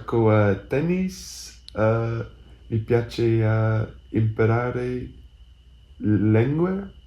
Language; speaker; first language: Italian; non-native, learner; English